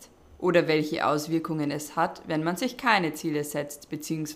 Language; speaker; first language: German; native; German